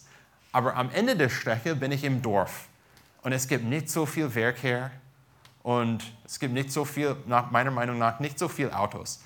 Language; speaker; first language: German; non-native, fluent; English